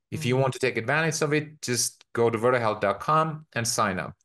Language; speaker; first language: English; non-native, fluent; Finnish